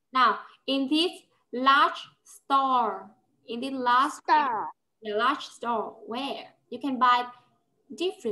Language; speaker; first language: English; non-native, fluent; Vietnamese